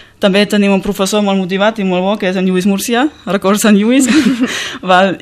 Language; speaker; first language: Catalan; non-native, fluent; German